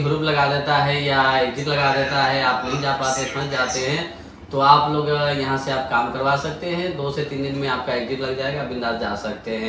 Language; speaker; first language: Hindi; native; Hindi